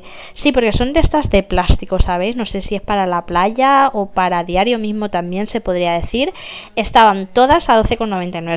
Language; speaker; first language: Spanish; native; Spanish